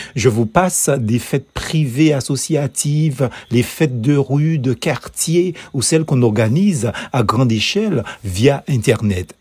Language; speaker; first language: French; native; French